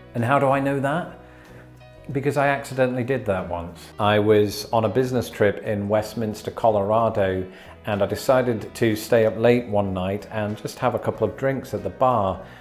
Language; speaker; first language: English; native; English